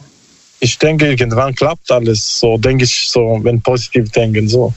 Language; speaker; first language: German; non-native, learner; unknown